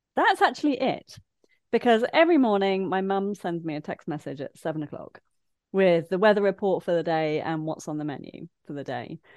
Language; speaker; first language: English; native; English